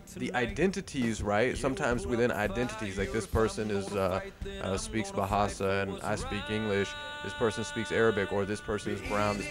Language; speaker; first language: English; native; English